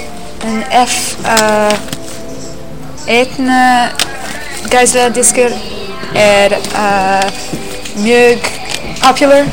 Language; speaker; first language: Icelandic; non-native, learner; English